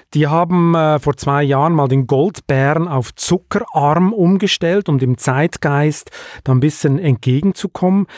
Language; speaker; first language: German; native; German